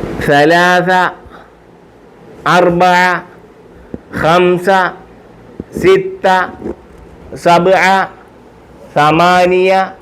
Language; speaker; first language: Arabic; non-native, fluent; Malayalam